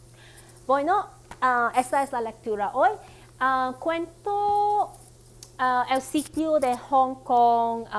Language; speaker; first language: Spanish; non-native, learner; Cantonese